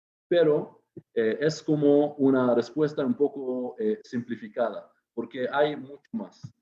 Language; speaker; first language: Spanish; non-native, fluent; Hebrew